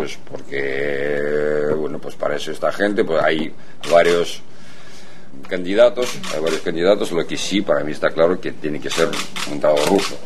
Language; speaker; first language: Spanish; non-native, fluent; Russian